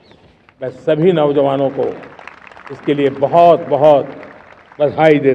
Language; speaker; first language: Hindi; non-native, local second language; Gujarati